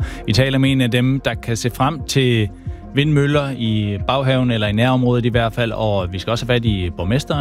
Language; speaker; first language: Danish; native; Danish